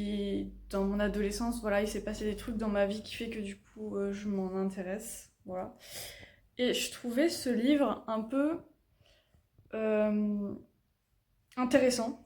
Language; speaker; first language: French; native; French